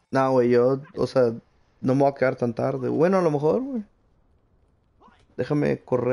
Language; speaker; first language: Spanish; early bilingual, heritage; Spanish